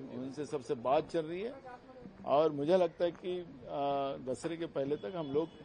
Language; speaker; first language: Hindi; non-native, local second language; Marathi